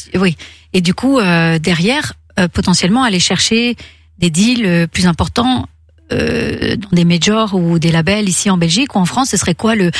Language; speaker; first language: French; native; French